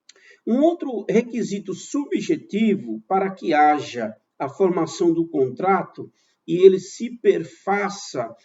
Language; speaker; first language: Portuguese; native; Portuguese